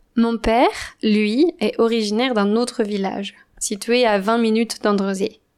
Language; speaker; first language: French; native; French